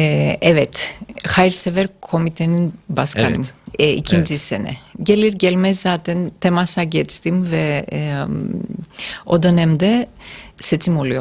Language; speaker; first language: Turkish; non-native, fluent; Greek